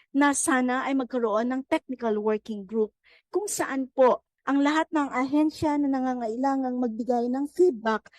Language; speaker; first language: Filipino; native; Filipino